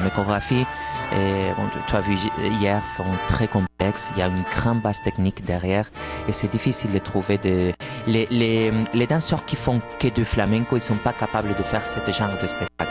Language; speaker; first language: French; non-native, fluent; Spanish